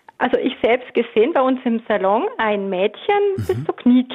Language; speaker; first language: German; native; German